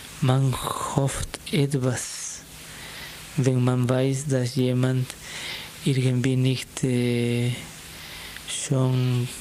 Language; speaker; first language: German; non-native, fluent; Spanish